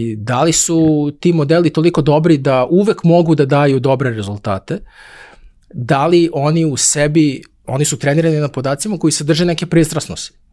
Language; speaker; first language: Serbian; native; Serbian